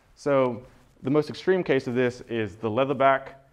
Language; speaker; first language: English; native; English